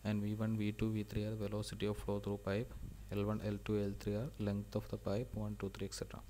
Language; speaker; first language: English; non-native, local second language; Malayalam